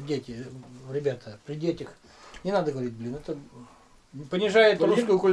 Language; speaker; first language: Russian; native; Russian